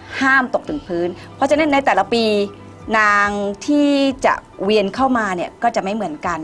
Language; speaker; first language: Thai; native; Thai